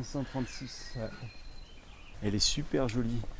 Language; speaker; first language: French; native; French